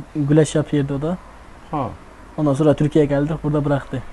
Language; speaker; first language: Turkish; early bilingual, other home language; Russian